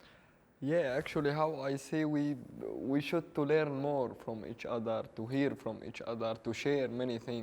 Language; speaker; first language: English; non-native, learner; Arabic